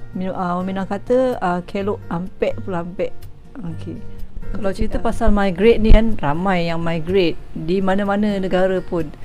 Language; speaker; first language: Malay; early bilingual, other home language; Minangkabau